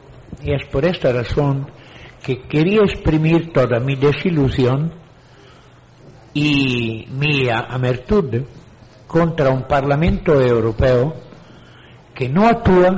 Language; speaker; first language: Spanish; non-native, fluent; Italian